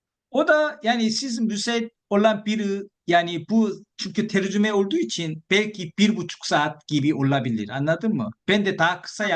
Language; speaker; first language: Turkish; non-native, fluent; Korean